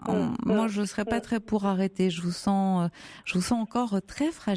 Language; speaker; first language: French; native; French